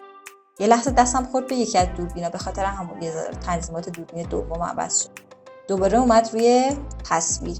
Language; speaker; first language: Persian; native; Persian